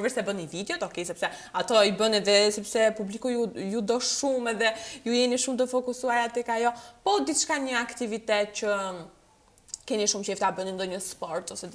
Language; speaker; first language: Albanian; native; Albanian